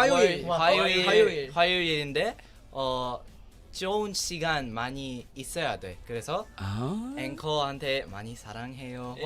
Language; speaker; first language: Korean; non-native, learner; Filipino